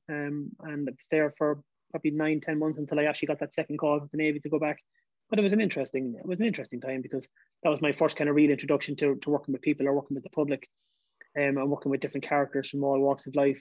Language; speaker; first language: English; native; English